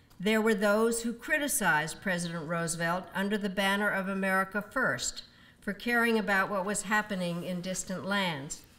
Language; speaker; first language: English; early bilingual, other home language; Czech